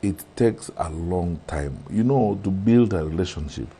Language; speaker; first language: English; non-native, local second language; Gusii